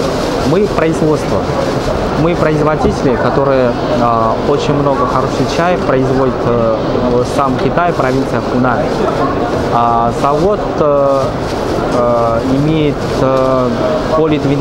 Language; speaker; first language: Russian; non-native, learner; Chinese